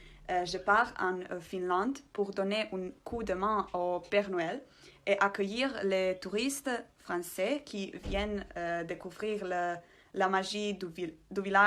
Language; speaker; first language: French; non-native, learner; Croatian